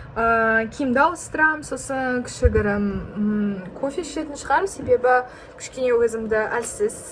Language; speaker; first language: Kazakh; non-native, local second language; Russian